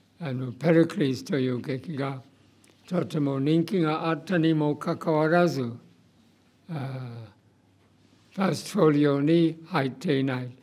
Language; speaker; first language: Japanese; non-native, fluent; English